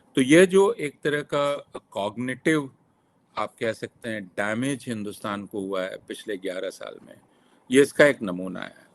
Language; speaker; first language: Hindi; native; Hindi